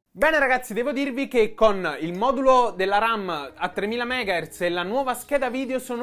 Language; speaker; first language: Italian; native; Italian